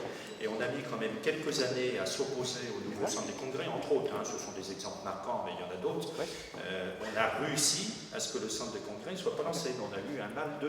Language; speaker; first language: French; native; French